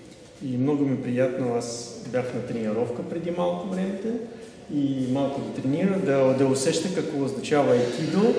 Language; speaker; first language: Bulgarian; non-native, learner; Russian